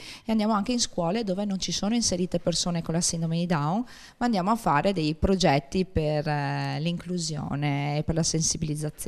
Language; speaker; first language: Italian; native; Italian